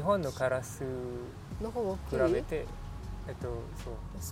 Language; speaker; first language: Japanese; non-native, learner; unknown